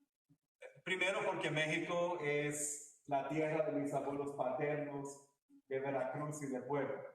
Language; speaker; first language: Spanish; early bilingual, heritage; Spanish